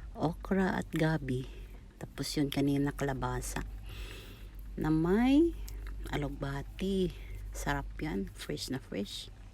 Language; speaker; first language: Filipino; non-native, local second language; Cebuano